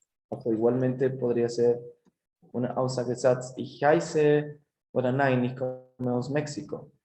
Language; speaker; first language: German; non-native, fluent; Spanish